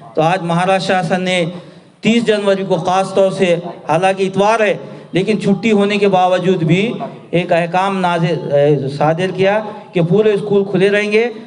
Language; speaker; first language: Urdu; native; Urdu